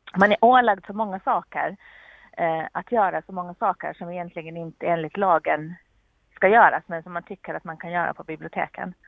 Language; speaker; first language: Swedish; native; Swedish